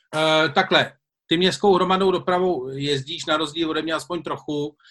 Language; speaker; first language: Czech; native; Czech